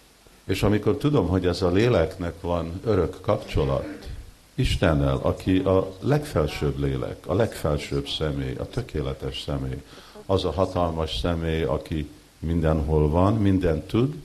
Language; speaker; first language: Hungarian; early bilingual, heritage; Hungarian